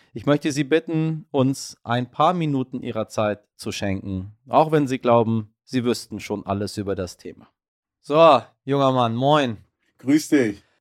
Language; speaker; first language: German; early bilingual, other home language; Persian